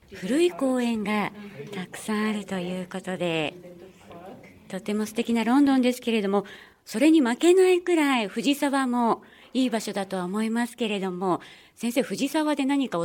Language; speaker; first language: Japanese; native; Japanese